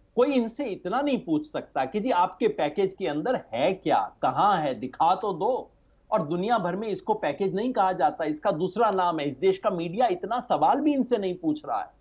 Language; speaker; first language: Hindi; native; Hindi